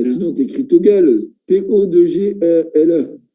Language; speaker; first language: French; native; French